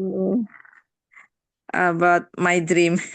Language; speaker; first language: English; non-native, learner; Indonesian